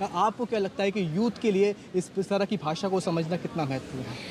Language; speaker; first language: Hindi; native; Hindi